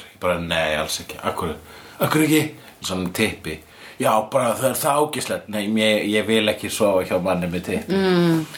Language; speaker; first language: Icelandic; native; Icelandic